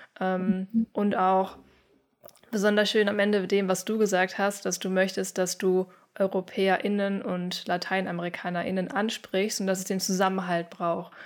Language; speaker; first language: German; native; German